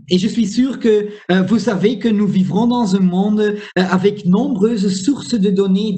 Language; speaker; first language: French; non-native, local second language; Dutch